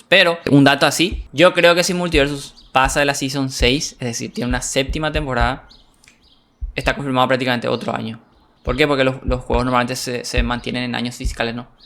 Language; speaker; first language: Spanish; native; Spanish